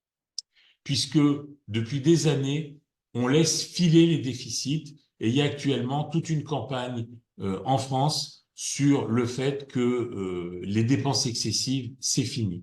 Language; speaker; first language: French; native; French